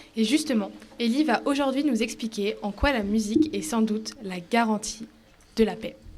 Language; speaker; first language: French; native; French